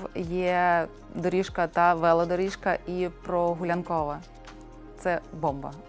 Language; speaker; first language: Ukrainian; non-native, local second language; Russian